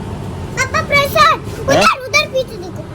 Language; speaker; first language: Hindi; non-native, local second language; Bodo